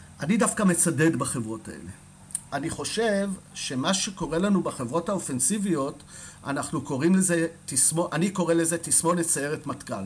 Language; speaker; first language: Hebrew; native; Hebrew